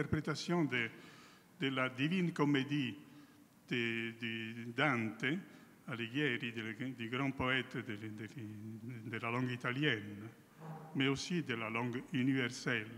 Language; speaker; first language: French; non-native, fluent; Italian